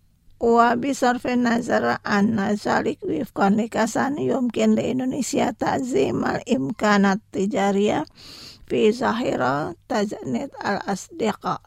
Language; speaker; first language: Arabic; non-native, fluent; Indonesian